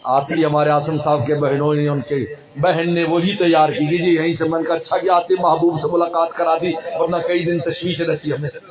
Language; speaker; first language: Urdu; non-native, local second language; Pashto